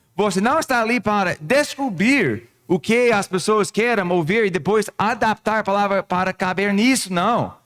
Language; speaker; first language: Portuguese; non-native, fluent; English